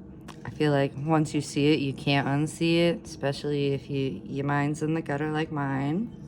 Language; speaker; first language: English; native; English